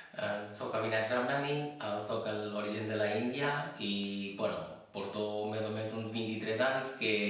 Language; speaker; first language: Catalan; non-native, fluent; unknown